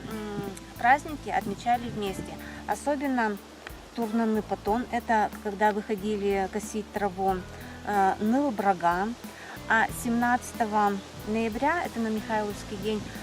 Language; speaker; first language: Russian; native; Russian